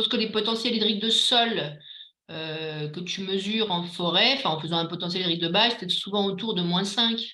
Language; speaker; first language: French; native; French